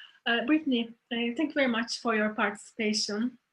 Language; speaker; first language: English; non-native, fluent; Turkish